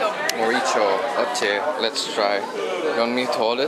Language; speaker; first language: English; non-native, fluent; Indonesian